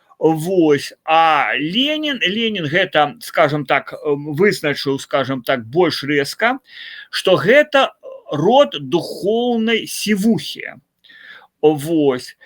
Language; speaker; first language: Belarusian; native; Belarusian